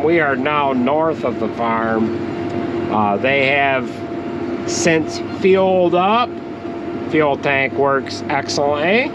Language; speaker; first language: English; native; English